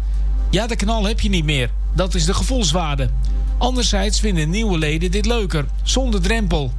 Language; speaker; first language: Dutch; native; Dutch